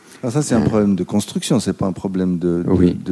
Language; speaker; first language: French; native; French